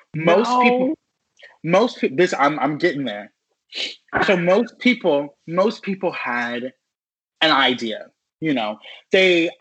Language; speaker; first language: English; native; English